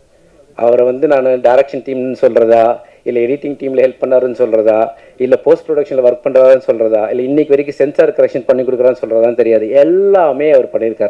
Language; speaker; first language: Tamil; native; Tamil